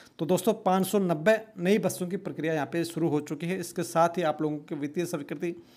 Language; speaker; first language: Hindi; native; Hindi